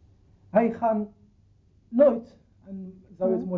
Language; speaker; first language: Dutch; non-native, learner; Arabic